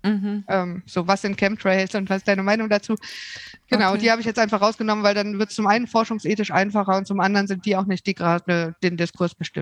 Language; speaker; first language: German; native; German